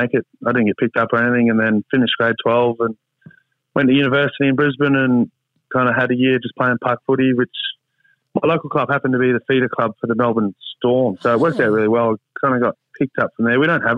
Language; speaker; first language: English; native; English